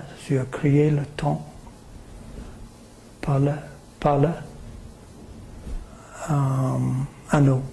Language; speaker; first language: French; non-native, learner; English